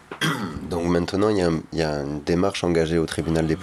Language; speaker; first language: French; native; French